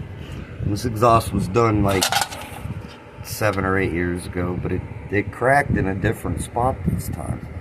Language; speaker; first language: English; native; English